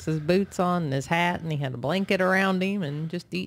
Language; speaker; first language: English; native; English